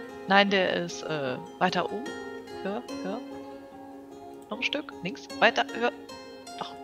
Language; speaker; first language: German; native; German